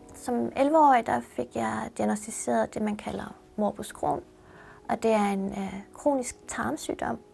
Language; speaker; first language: Danish; early bilingual, other home language; Persian